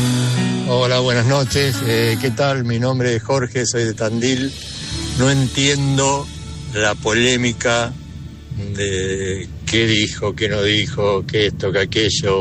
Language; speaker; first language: Spanish; native; Spanish